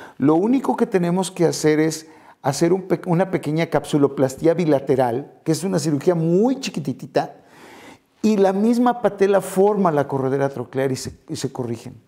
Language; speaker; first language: Spanish; native; Spanish